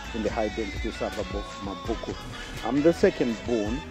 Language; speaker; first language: English; non-native, local second language; Shona